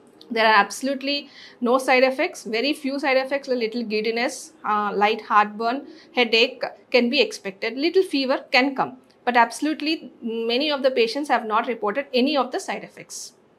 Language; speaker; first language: English; non-native, local second language; Telugu